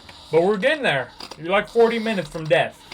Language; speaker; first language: English; native; English